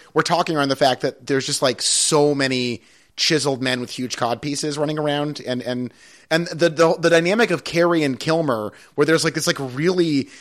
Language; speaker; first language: English; native; English